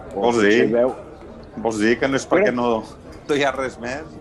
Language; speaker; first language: Catalan; native; Catalan